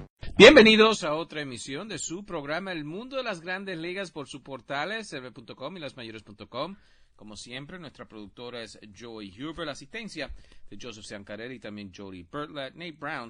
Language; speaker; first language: Spanish; native; Spanish